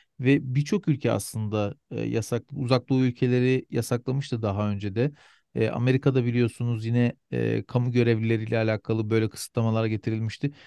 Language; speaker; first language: Turkish; native; Turkish